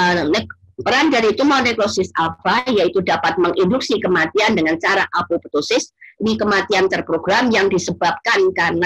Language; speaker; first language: Indonesian; native; Indonesian